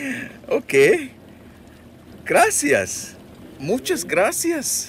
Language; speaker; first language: Spanish; non-native, learner; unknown